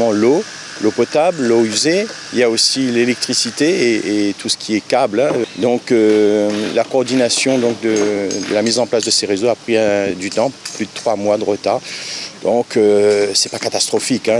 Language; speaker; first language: French; native; French